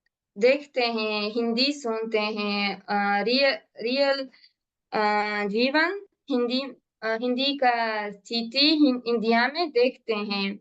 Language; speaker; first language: Hindi; non-native, learner; Uzbek